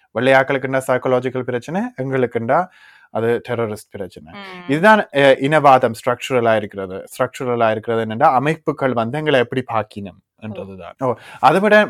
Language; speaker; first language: Tamil; early bilingual, heritage; Tamil